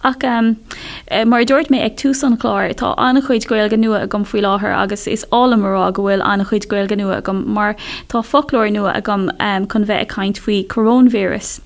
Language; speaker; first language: Irish; non-native, local second language; English